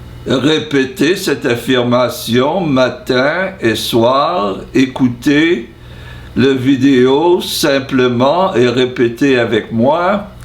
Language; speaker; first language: French; non-native, fluent; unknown